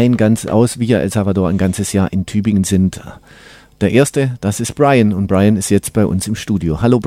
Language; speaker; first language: German; native; German